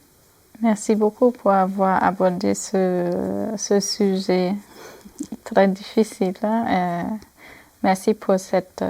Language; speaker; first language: French; non-native, fluent; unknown